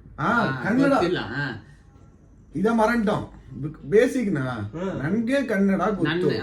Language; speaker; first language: Kannada; non-native, learner; Tamil